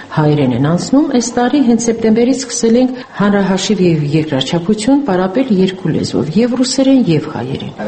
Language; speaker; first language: Armenian; non-native, local second language; Assyrian Neo-Aramaic